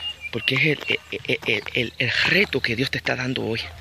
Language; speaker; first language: Spanish; native; Spanish